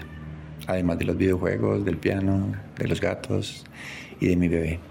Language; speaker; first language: Spanish; native; Spanish